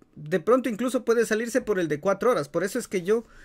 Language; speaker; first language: Spanish; native; Spanish